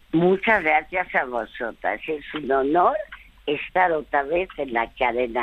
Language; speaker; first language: Spanish; early bilingual, other home language; French